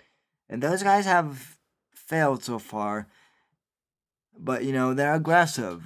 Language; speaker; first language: English; native; English